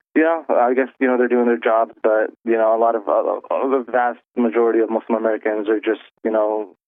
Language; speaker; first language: English; native; English